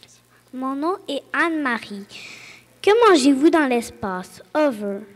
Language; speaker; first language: French; native; French